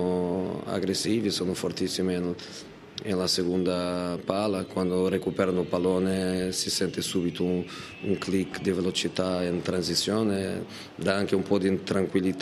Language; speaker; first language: Italian; non-native, fluent; Portuguese